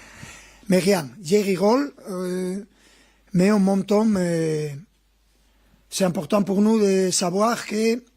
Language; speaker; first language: French; non-native, fluent; Spanish